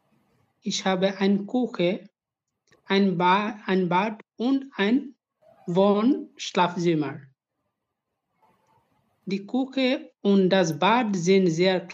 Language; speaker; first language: German; non-native, learner; Bangla